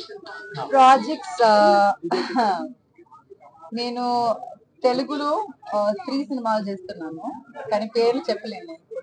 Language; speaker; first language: Telugu; non-native, local second language; Malayalam